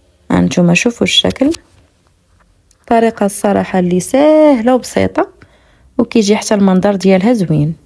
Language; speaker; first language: Arabic; native; Arabic